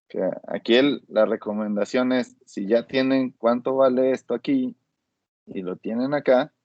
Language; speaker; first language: Spanish; native; Spanish